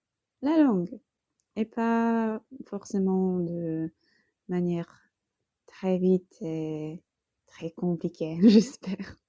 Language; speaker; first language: French; non-native, fluent; Polish